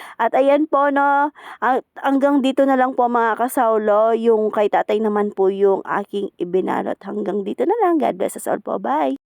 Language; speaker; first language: Filipino; native; Filipino